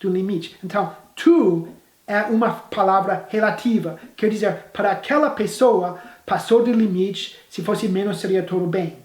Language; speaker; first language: Portuguese; non-native, fluent; English